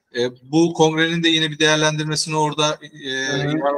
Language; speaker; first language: Turkish; native; Turkish